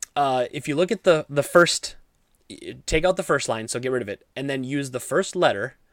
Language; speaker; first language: English; native; English